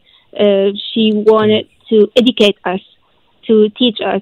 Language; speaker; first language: English; non-native, fluent; Arabic